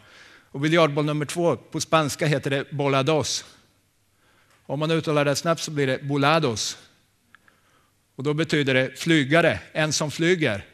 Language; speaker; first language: Swedish; native; Swedish